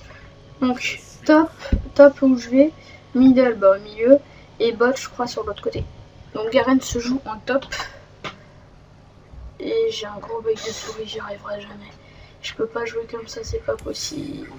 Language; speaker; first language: French; native; French